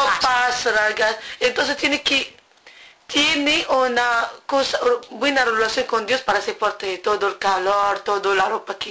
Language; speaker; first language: Spanish; non-native, learner; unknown